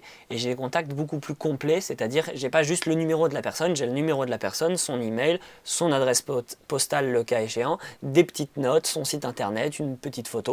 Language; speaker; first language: French; native; French